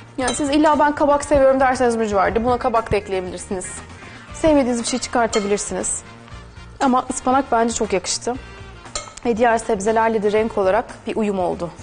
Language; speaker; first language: Turkish; native; Turkish